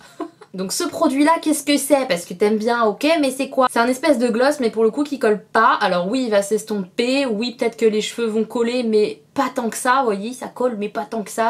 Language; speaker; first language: French; native; French